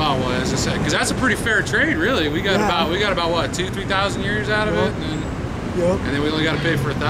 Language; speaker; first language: English; native; English